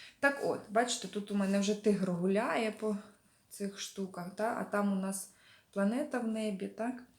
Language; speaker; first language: Ukrainian; non-native, local second language; Russian